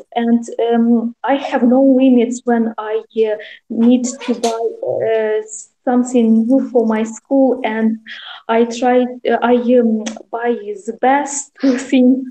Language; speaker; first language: English; non-native, learner; Russian